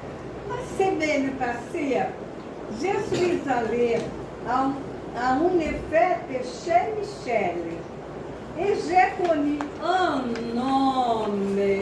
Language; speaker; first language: French; non-native, learner; Portuguese